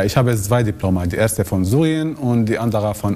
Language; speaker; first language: German; non-native, learner; Arabic